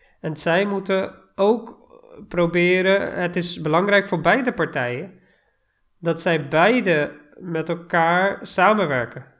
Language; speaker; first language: Dutch; non-native, fluent; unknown